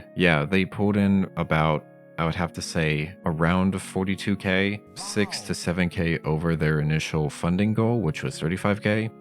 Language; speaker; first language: English; native; English